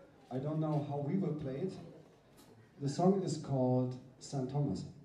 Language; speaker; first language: English; non-native, fluent; German